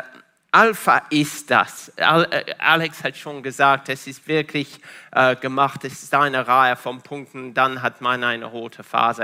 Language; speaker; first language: German; non-native, fluent; Italian